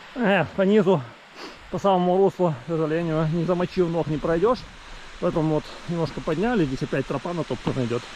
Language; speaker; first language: Russian; native; Russian